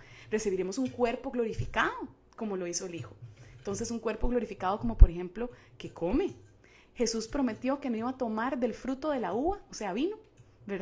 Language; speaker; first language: Spanish; native; Spanish